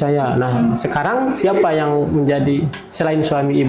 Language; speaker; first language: Indonesian; native; Indonesian